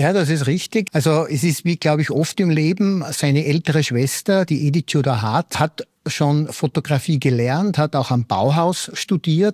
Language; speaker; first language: German; native; German